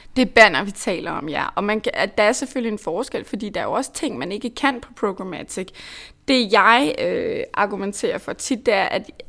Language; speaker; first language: Danish; native; Danish